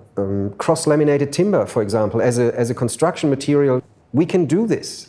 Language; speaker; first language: English; non-native, fluent; German